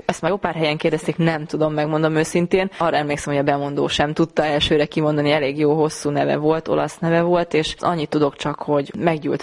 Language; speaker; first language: Hungarian; native; Hungarian